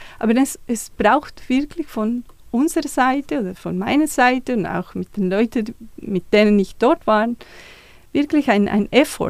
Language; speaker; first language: German; non-native, fluent; Spanish